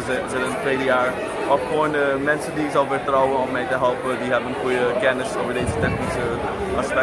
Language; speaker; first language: Dutch; non-native, local second language; Papiamento